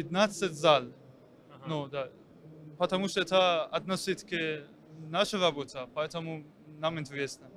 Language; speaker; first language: Russian; non-native, learner; Persian